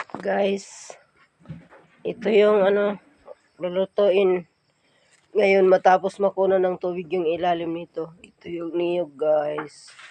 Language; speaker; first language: Filipino; non-native, local second language; Cebuano